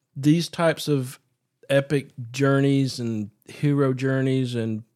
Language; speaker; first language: English; native; English